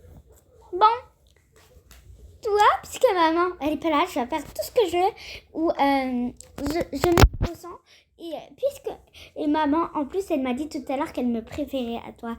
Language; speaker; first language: French; native; French